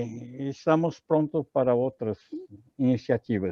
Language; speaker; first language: Spanish; non-native, learner; Portuguese